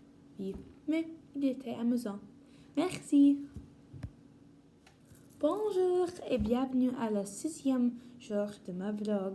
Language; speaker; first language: French; non-native, learner; English